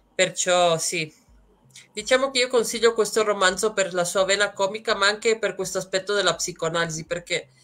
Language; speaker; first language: Italian; native; Italian